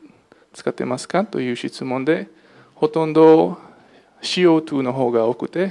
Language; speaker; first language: Japanese; non-native, fluent; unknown